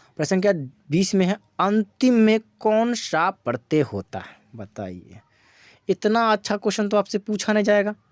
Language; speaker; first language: Hindi; native; Hindi